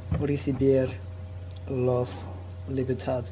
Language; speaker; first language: Spanish; non-native, learner; English